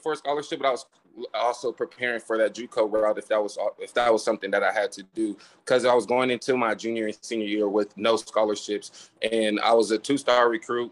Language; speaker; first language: English; native; English